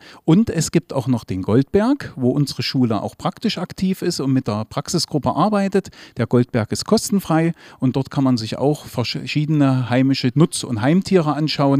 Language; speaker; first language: German; native; German